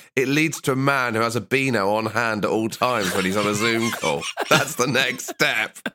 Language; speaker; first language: English; native; English